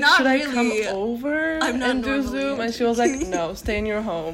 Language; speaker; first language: English; non-native, fluent; Turkish